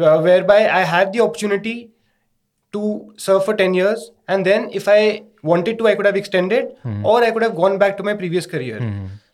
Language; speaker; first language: English; non-native, local second language; Hindi